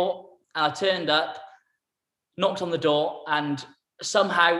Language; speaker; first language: English; native; English